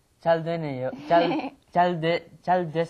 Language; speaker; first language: Korean; non-native, learner; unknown